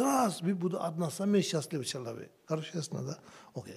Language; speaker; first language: Russian; non-native, learner; Tibetan